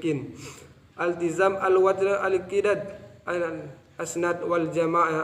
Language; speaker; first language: Arabic; non-native, learner; Indonesian